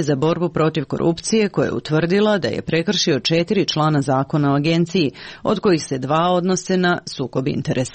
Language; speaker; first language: Serbian; native; Serbian